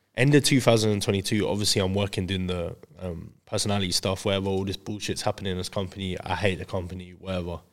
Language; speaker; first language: English; native; English